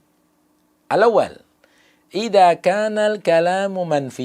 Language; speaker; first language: Arabic; non-native, fluent; Indonesian